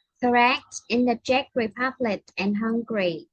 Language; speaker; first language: English; non-native, fluent; Vietnamese